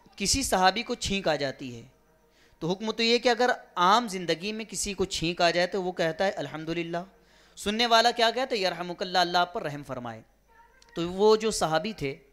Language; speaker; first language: Urdu; native; Urdu